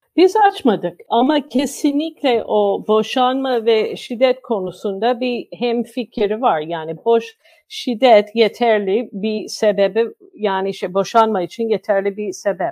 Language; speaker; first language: Turkish; non-native, fluent; English